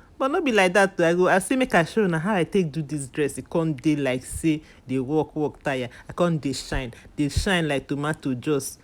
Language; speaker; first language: Nigerian Pidgin; non-native, local second language; Igbo